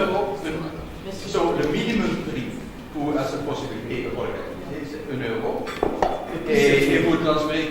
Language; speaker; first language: French; non-native, learner; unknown